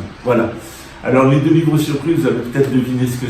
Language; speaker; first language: French; native; French